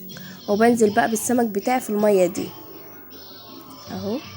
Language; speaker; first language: Arabic; native; Arabic